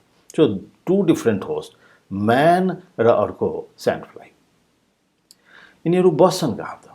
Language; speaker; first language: Nepali; native; Nepali